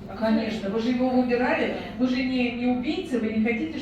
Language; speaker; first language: Russian; native; Russian